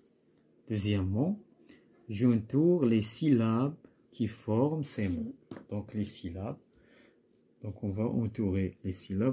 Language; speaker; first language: French; non-native, local second language; Arabic